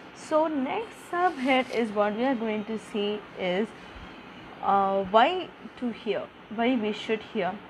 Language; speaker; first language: English; non-native, local second language; Tamil